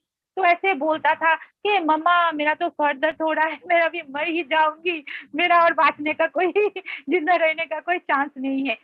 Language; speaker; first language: Hindi; non-native, local second language; Bangla